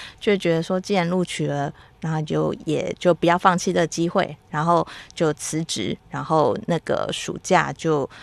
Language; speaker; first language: Chinese; native; Chinese